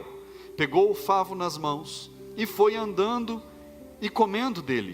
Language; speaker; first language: Portuguese; native; Portuguese